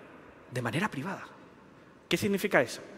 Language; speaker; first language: Spanish; native; Spanish